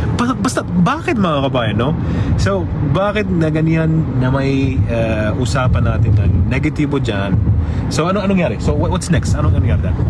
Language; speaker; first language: Filipino; early bilingual, heritage; Arabic